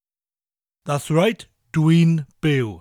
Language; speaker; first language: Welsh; non-native, fluent; English